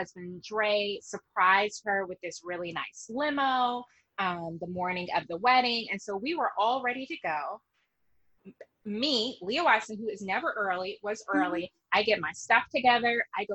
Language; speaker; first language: English; native; English